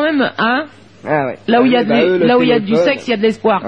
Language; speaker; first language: French; native; French